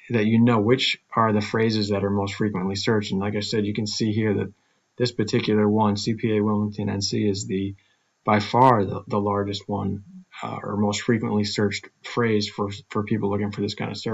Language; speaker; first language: English; native; English